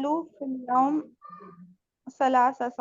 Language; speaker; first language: Arabic; non-native, learner; Urdu